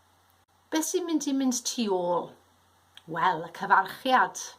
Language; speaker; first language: Welsh; native; Welsh